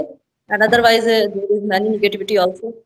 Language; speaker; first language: English; non-native, learner; Hindi